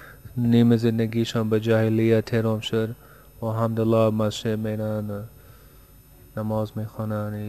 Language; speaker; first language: Persian; early bilingual, heritage; Persian